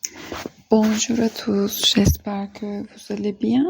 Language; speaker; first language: French; non-native, learner; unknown